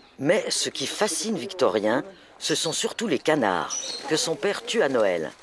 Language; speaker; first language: French; native; French